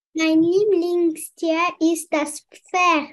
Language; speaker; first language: German; non-native, learner; French